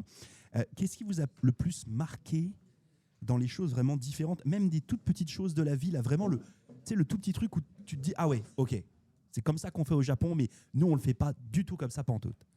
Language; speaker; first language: French; native; French